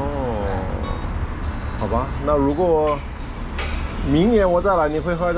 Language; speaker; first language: Chinese; non-native, fluent; English